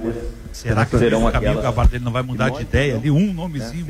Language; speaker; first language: Portuguese; native; Portuguese